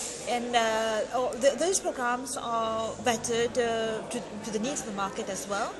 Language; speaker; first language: English; non-native, local second language; Morisyen